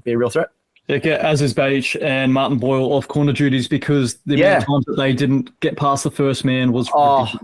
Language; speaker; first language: English; native; English